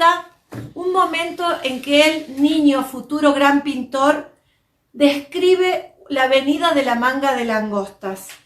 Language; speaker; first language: Spanish; native; Spanish